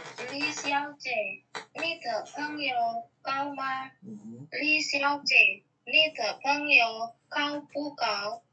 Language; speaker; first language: Chinese; non-native, learner; Indonesian